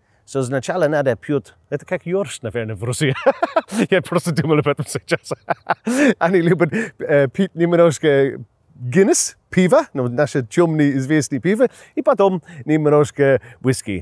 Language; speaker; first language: Russian; non-native, learner; English